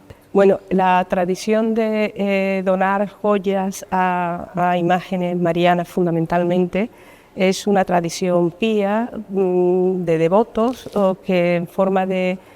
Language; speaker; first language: Spanish; native; Spanish